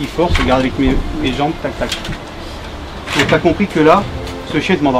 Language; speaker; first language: French; native; French